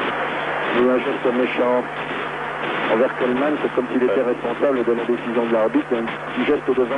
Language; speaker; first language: French; native; French